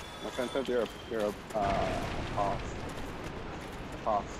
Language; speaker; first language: English; native; English